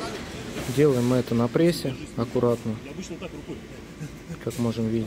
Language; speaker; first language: Russian; native; Russian